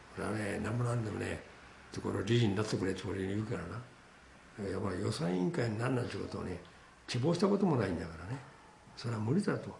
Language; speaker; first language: Japanese; native; Japanese